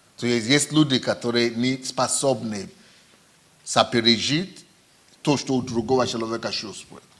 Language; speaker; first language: Russian; non-native, fluent; Yoruba